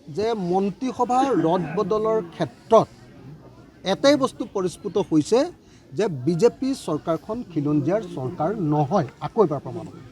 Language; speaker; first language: Assamese; native; Assamese